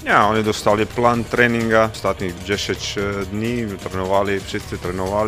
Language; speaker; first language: Polish; non-native, learner; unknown